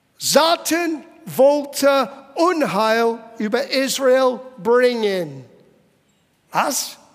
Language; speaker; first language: German; non-native, fluent; English